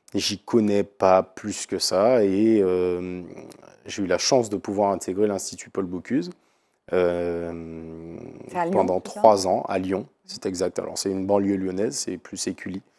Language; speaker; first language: French; native; French